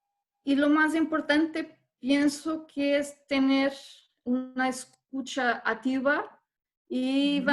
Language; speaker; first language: Spanish; non-native, fluent; Portuguese